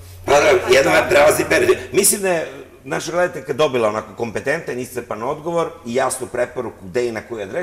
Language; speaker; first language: Serbian; native; Serbian